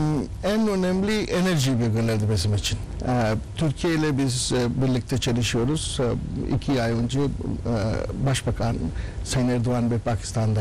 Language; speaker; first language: Turkish; non-native, learner; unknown